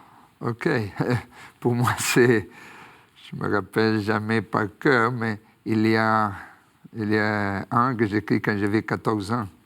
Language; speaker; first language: French; non-native, fluent; Spanish